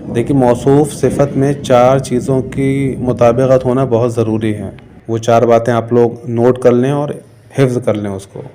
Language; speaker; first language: Urdu; native; Urdu